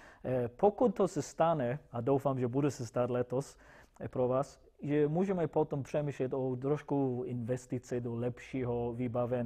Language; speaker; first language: Czech; non-native, fluent; English